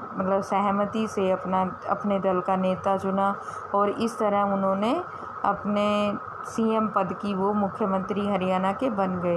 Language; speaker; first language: Hindi; native; Hindi